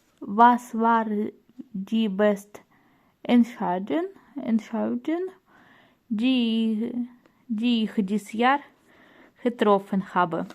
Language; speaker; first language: German; non-native, learner; Ukrainian